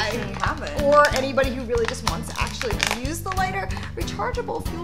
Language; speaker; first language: English; native; English